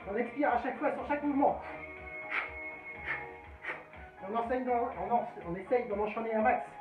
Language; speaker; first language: French; native; French